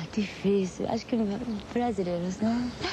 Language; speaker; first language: Portuguese; non-native, fluent; Japanese